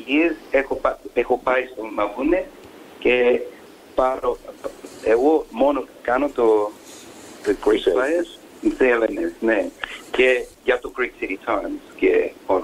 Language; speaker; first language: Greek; early bilingual, heritage; English